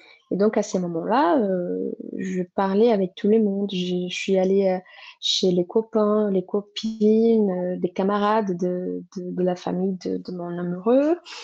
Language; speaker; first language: French; non-native, fluent; Portuguese